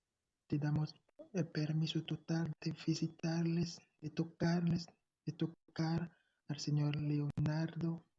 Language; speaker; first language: Spanish; non-native, fluent; English